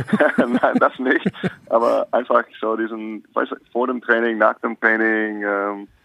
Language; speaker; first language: German; non-native, learner; English